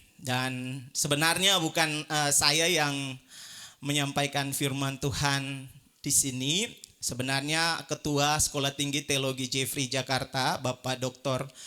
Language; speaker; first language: Indonesian; native; Indonesian